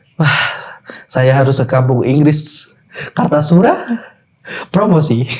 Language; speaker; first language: Indonesian; native; Indonesian